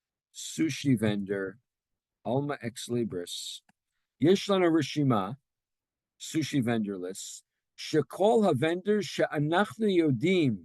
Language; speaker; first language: Hebrew; non-native, fluent; English